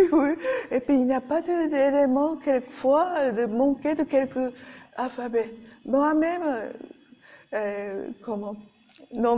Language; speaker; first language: French; non-native, learner; Japanese